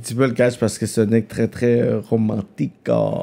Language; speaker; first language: French; native; French